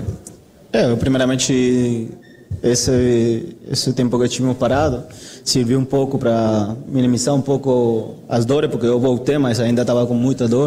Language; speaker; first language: Portuguese; non-native, fluent; Spanish